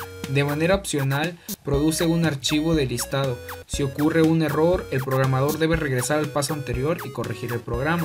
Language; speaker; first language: Spanish; native; Spanish